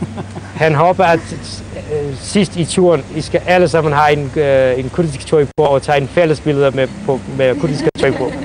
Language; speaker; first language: Danish; non-native, fluent; Central Kurdish